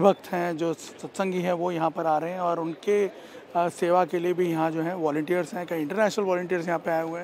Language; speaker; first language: Hindi; native; Hindi